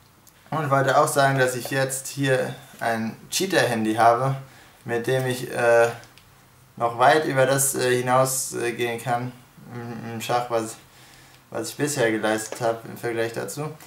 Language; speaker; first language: German; native; German